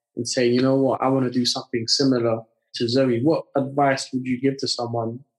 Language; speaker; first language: English; early bilingual, other home language; French